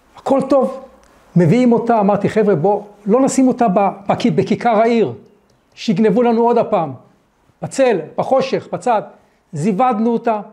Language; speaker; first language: Hebrew; early bilingual, other home language; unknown